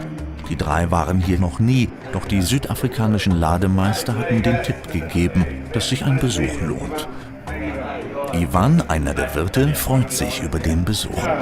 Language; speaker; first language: German; native; German